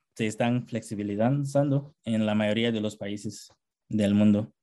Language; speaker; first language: Spanish; non-native, fluent; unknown